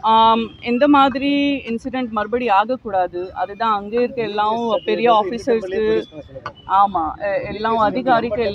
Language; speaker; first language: Tamil; non-native, local second language; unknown